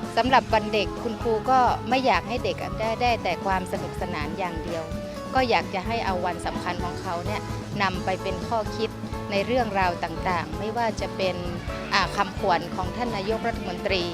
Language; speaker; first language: Thai; native; Thai